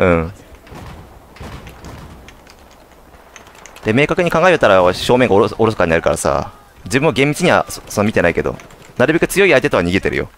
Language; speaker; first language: Japanese; native; Japanese